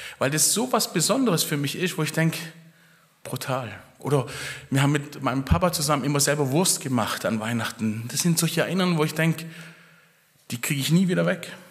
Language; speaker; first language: German; early bilingual, other home language; Italian